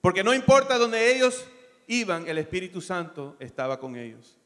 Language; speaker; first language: Spanish; early bilingual, other home language; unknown